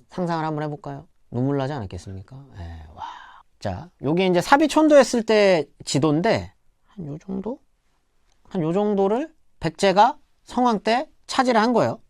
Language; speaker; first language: Korean; native; Korean